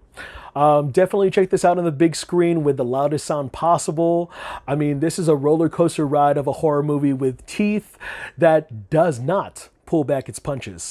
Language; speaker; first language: English; native; English